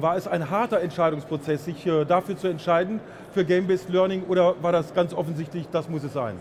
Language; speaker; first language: German; native; German